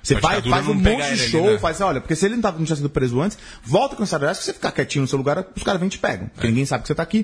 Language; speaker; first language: Portuguese; native; Portuguese